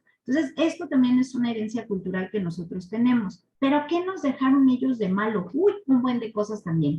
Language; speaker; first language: Spanish; native; Spanish